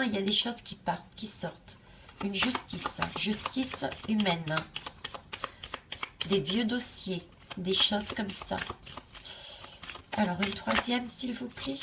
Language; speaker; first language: French; native; French